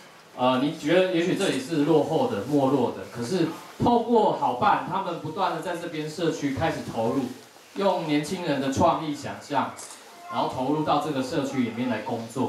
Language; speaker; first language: Chinese; native; Chinese